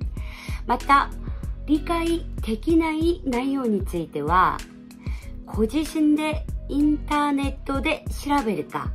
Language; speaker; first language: Japanese; non-native, fluent; Korean